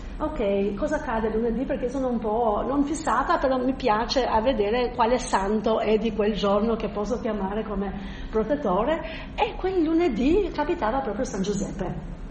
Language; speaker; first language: Italian; non-native, fluent; Albanian